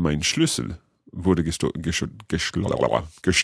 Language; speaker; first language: German; non-native, learner; English